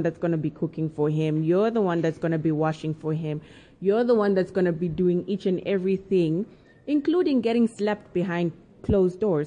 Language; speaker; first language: English; non-native, local second language; Nyanja